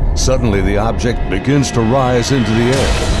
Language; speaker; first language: English; native; English